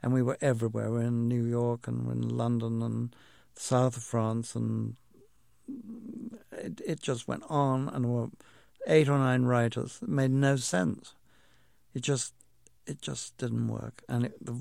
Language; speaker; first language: English; native; English